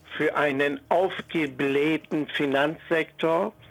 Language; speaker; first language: German; non-native, fluent; Persian